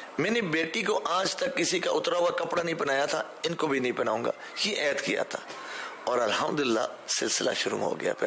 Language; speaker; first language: Urdu; early bilingual, heritage; Urdu